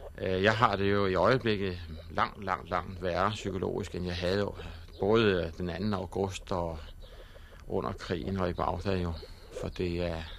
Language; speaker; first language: Danish; native; Danish